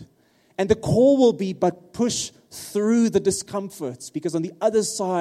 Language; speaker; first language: English; non-native, local second language; Afrikaans